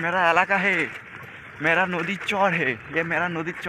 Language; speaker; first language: Hindi; non-native, local second language; Bangla